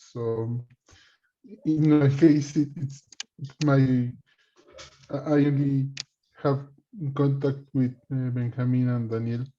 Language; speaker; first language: English; non-native, learner; Spanish